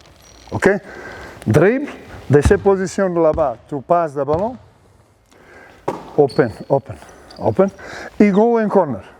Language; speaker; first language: French; non-native, learner; Serbian